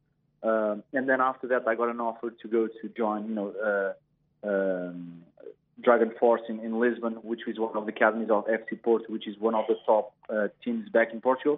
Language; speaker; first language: English; non-native, fluent; Portuguese